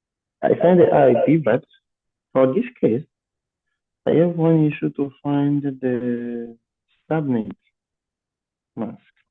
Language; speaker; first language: English; non-native, learner; Portuguese